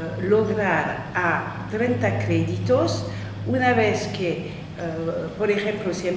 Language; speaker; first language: Spanish; non-native, fluent; French